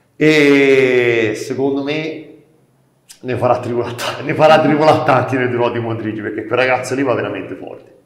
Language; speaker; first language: Italian; native; Italian